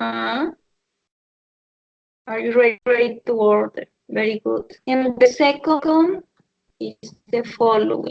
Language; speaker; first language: English; non-native, learner; Spanish